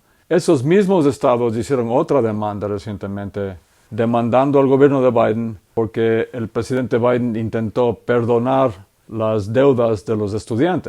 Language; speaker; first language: Spanish; native; Spanish